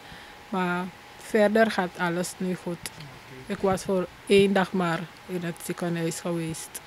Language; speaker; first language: Dutch; non-native, local second language; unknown